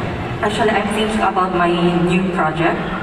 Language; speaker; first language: English; non-native, local second language; Filipino